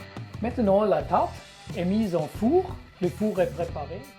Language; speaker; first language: French; non-native, learner; German